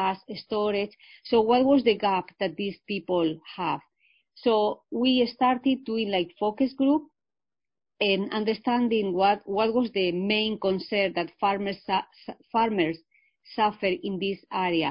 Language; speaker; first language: English; non-native, fluent; Spanish